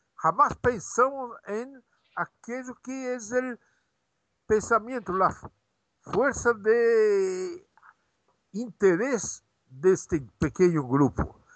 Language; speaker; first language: Spanish; non-native, fluent; Portuguese